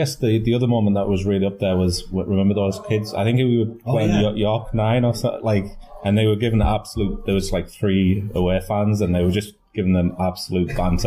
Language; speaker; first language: English; native; English